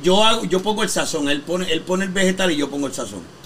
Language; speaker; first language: Spanish; native; Spanish